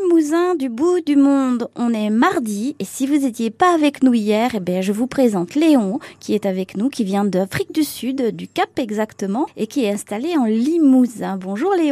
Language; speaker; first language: French; native; French